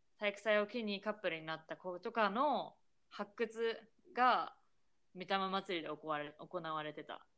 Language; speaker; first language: Japanese; native; Japanese